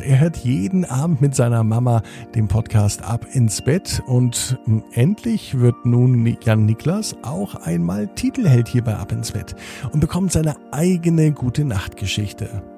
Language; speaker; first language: German; native; German